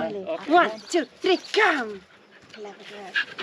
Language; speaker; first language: English; native; English